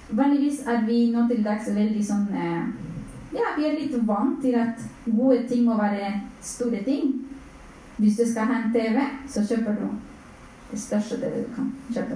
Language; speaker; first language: Norwegian; non-native, fluent; Spanish